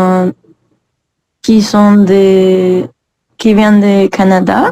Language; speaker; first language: French; non-native, learner; English